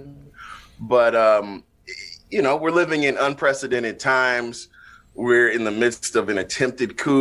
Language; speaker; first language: English; native; English